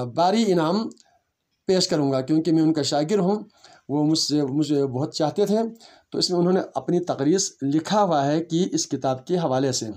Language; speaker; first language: Urdu; non-native, local second language; Balti